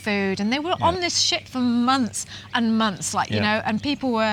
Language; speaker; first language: English; native; English